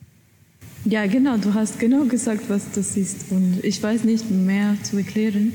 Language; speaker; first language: German; non-native, learner; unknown